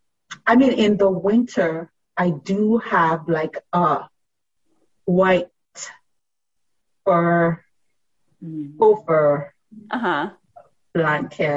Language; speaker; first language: English; non-native, local second language; Yoruba